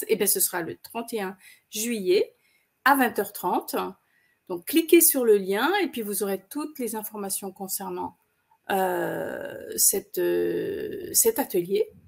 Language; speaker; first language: French; native; French